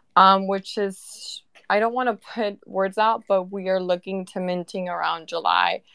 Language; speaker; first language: English; early bilingual, other home language; Spanish